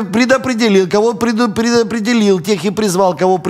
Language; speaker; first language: Russian; native; Russian